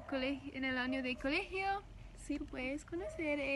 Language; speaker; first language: Spanish; non-native, learner; English